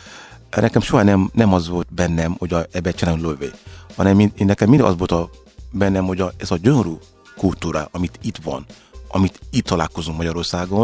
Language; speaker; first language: Hungarian; non-native, learner; Yoruba